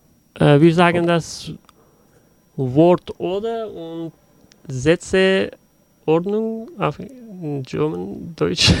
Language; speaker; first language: German; non-native, learner; Uzbek